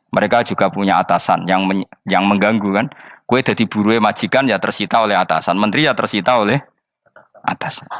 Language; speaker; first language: Malay; non-native, local second language; Javanese